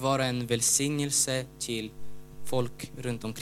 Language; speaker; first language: Swedish; non-native, learner; Ukrainian